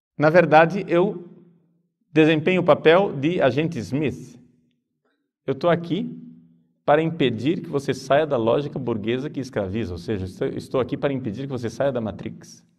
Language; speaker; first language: Portuguese; native; Portuguese